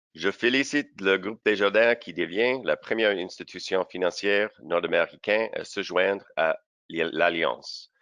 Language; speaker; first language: French; non-native, local second language; English